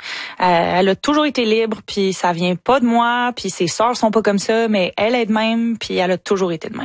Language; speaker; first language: French; native; French